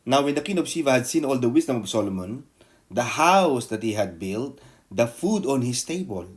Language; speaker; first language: English; non-native, local second language; Filipino